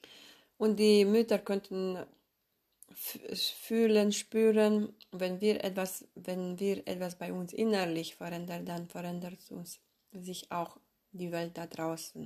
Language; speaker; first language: German; non-native, fluent; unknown